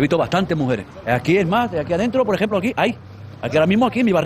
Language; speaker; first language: Spanish; native; Spanish